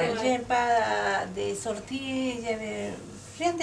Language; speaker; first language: French; non-native, learner; Spanish